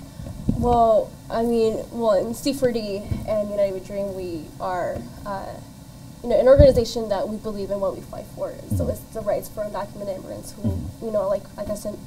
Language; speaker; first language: English; native; English